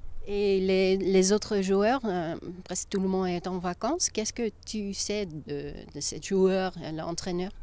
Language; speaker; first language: French; non-native, learner; Dutch